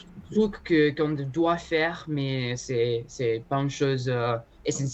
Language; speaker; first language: French; non-native, learner; Spanish